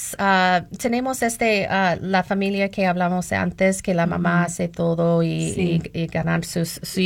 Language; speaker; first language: Spanish; non-native, learner; English